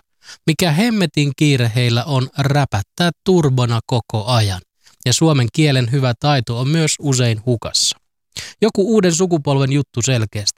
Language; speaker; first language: Finnish; native; Finnish